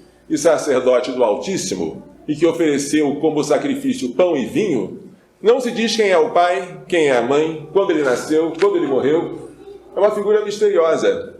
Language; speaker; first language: Portuguese; native; Portuguese